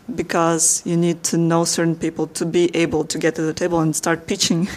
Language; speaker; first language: English; non-native, fluent; Russian